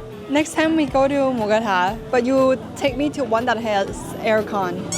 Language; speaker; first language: English; native; English